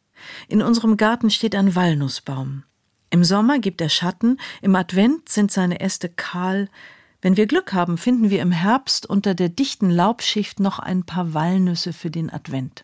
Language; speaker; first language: German; native; German